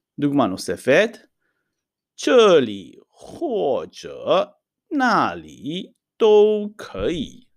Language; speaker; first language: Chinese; non-native, fluent; Hebrew